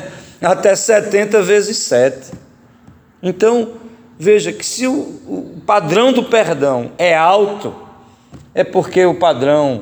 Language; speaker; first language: Portuguese; native; Portuguese